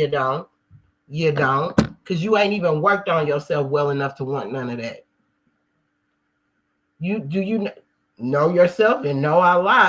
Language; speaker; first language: English; native; English